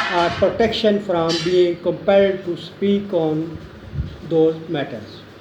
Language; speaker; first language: English; non-native, local second language; Urdu